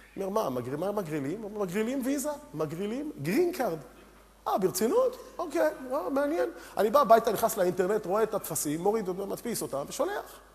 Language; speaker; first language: Hebrew; early bilingual, other home language; Romanian